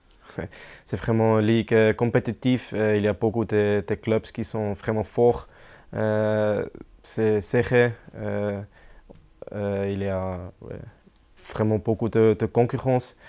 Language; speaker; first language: French; non-native, local second language; German